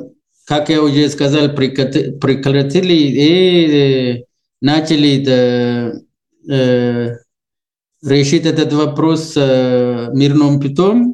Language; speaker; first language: Russian; non-native, learner; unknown